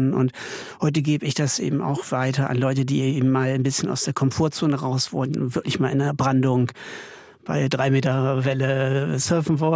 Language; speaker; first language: German; native; German